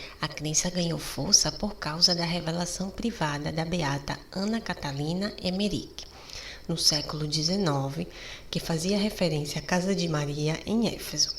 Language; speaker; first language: Portuguese; native; Portuguese